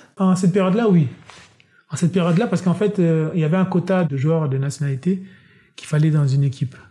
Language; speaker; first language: French; early bilingual, other home language; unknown